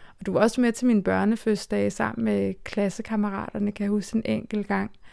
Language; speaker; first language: Danish; early bilingual, other home language; Turkish